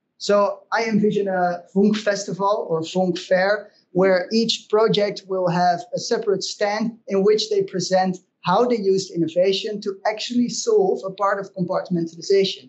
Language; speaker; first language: English; non-native, fluent; Dutch